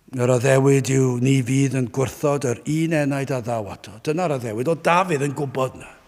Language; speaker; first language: Welsh; native; Welsh